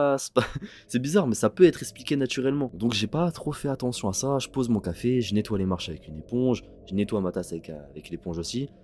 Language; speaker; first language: French; native; French